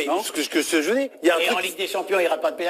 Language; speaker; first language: French; native; French